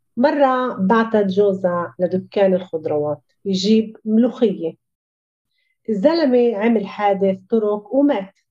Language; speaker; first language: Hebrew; non-native, local second language; Arabic